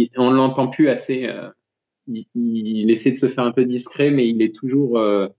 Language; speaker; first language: French; native; French